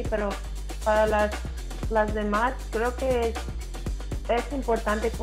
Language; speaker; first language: Spanish; early bilingual, heritage; English